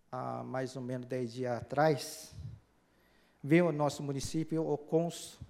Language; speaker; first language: Portuguese; early bilingual, other home language; Chinese